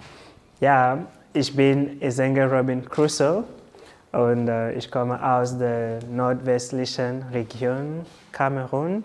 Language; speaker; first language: German; non-native, learner; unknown